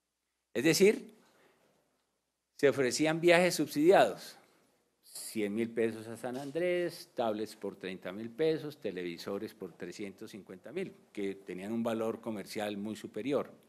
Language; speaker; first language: Spanish; native; Spanish